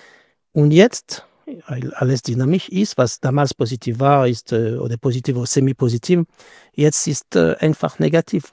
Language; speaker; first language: German; non-native, fluent; French